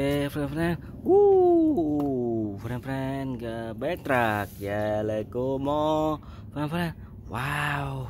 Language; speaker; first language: English; non-native, learner; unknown